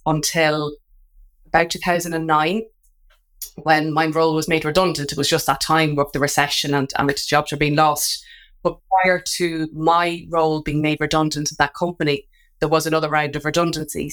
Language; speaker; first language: English; native; English